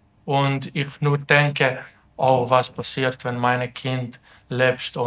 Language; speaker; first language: German; non-native, learner; Turkish